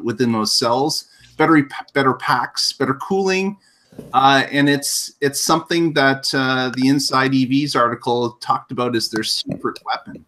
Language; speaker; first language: English; native; English